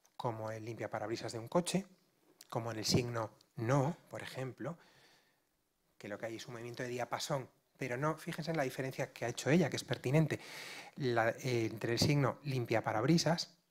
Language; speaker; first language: Spanish; non-native, local second language; Galician